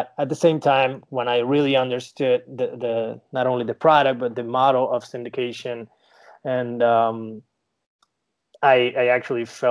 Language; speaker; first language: English; non-native, fluent; Spanish